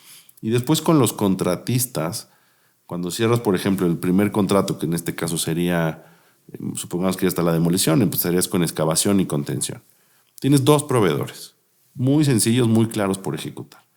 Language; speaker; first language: Spanish; native; Spanish